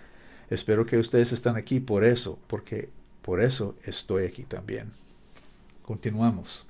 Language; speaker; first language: Spanish; non-native, learner; English